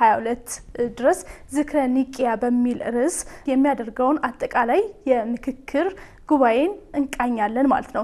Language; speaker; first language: Amharic; native; Amharic